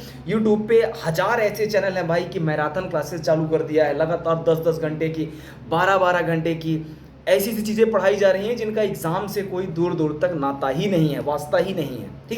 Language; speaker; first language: Hindi; native; Hindi